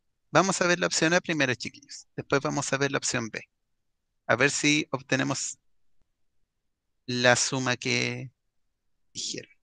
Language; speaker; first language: Spanish; native; Spanish